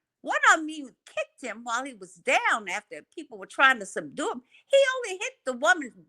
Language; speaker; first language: English; native; English